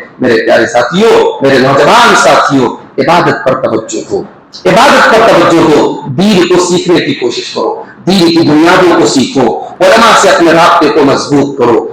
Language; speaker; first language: Urdu; native; Urdu